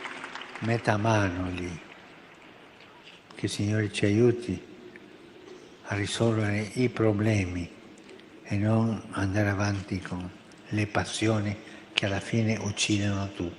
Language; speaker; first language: Italian; non-native, fluent; Spanish